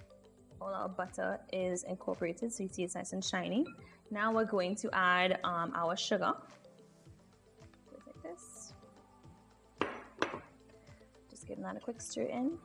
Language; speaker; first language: English; native; English